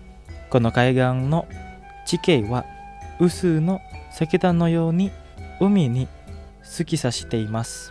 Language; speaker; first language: Japanese; non-native, fluent; Indonesian